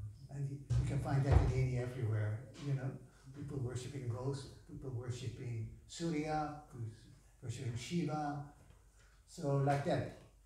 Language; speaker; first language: English; non-native, fluent; Dutch